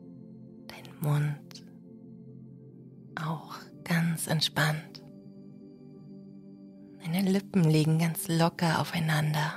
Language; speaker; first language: German; native; German